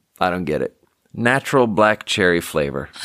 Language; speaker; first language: English; native; English